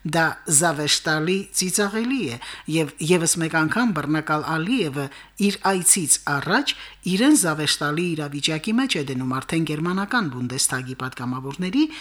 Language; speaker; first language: Armenian; native; Armenian